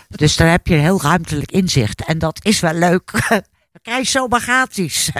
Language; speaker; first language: Dutch; native; Dutch